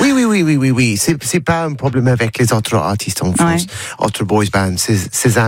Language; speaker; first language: French; non-native, learner; English